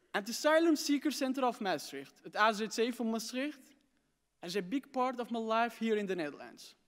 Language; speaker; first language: English; non-native, fluent; Arabic